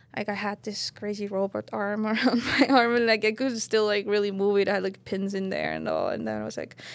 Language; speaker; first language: English; non-native, fluent; Estonian